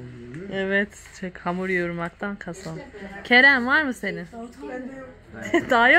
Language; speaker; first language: Turkish; native; Turkish